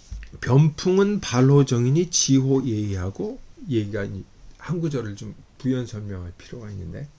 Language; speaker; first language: Korean; native; Korean